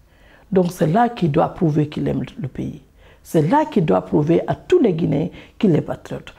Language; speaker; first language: French; non-native, local second language; Fula